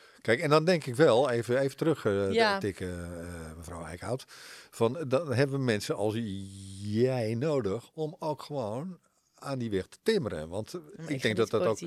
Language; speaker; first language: Dutch; native; Dutch